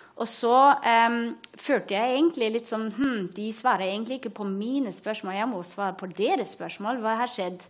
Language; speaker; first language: Norwegian; non-native, fluent; German